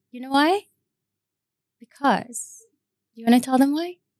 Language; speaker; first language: English; non-native, local second language; Malay